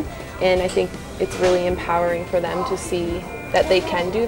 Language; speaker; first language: English; native; English